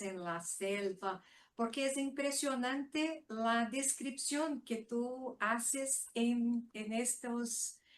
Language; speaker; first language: Spanish; non-native, fluent; Portuguese